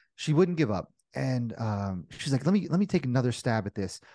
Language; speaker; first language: English; native; English